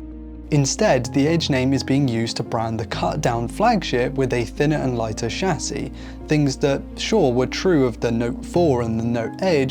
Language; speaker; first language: English; native; English